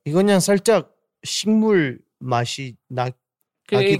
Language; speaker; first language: Korean; early bilingual, heritage; Korean